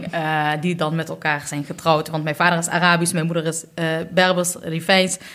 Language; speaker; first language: Dutch; early bilingual, other home language; Arabic